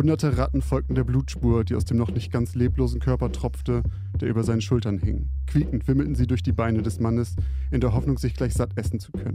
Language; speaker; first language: German; native; German